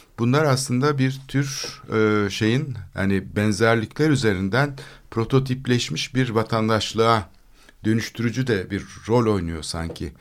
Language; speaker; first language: Turkish; native; Turkish